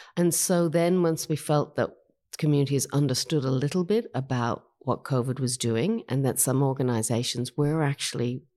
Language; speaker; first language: English; native; English